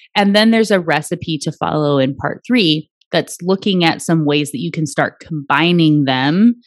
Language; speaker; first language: English; native; English